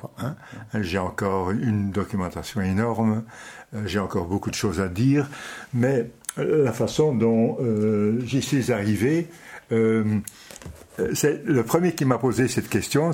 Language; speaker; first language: French; native; French